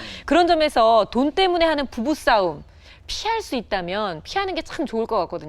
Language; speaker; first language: Korean; native; Korean